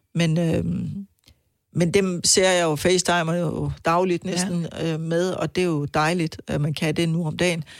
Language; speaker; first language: Danish; non-native, fluent; Persian